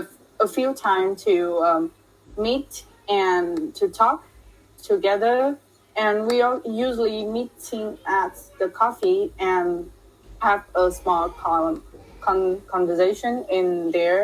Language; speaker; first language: English; non-native, fluent; Vietnamese